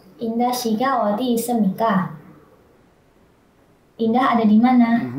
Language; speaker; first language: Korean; non-native, learner; Indonesian